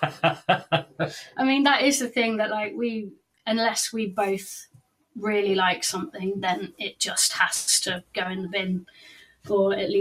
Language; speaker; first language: English; native; English